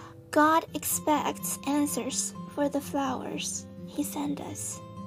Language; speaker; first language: English; early bilingual, other home language; Chinese